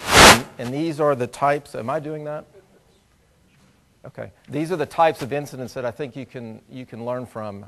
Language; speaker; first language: English; native; English